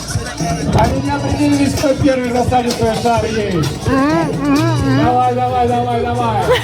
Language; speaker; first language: Russian; native; Russian